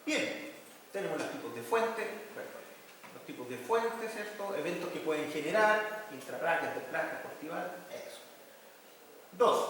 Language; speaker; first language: Spanish; native; Spanish